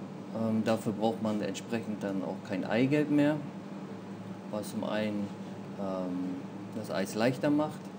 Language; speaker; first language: German; native; German